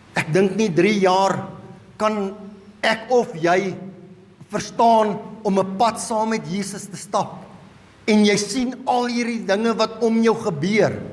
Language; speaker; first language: Afrikaans; non-native, local second language; English